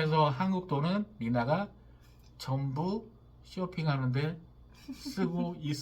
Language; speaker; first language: Korean; native; Korean